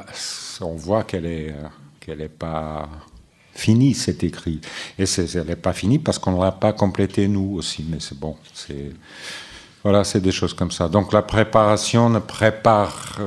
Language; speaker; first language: French; non-native, fluent; Portuguese